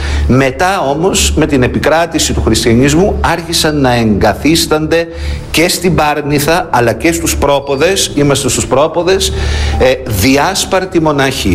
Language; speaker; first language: Greek; native; Greek